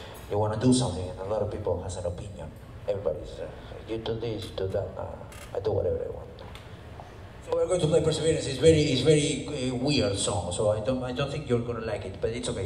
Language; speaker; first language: English; non-native, fluent; Spanish